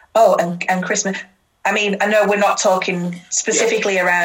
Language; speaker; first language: English; native; English